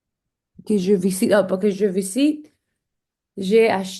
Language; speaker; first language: French; non-native, learner; English